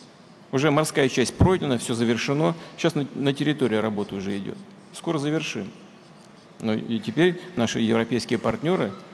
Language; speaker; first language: Russian; native; Russian